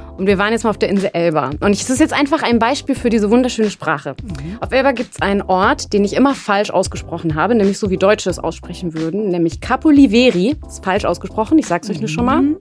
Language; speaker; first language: German; native; German